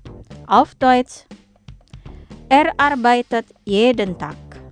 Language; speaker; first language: German; non-native, fluent; Indonesian